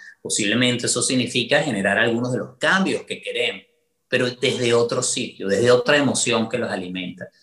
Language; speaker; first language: Spanish; native; Spanish